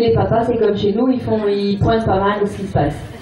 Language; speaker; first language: French; native; French